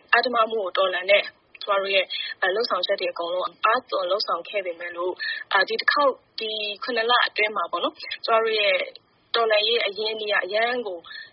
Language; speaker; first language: Burmese; non-native, local second language; Kachin